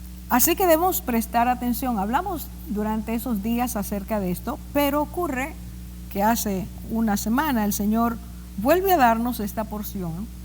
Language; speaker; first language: Spanish; native; Spanish